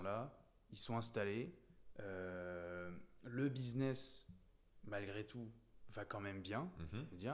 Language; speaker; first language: French; native; French